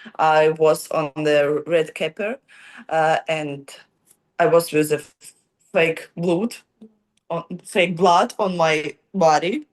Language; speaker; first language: English; non-native, learner; Ukrainian